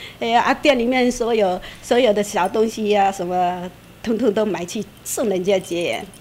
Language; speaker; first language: Chinese; native; Chinese